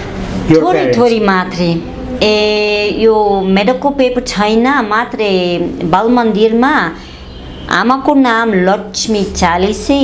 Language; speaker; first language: Nepali; non-native, learner; Dutch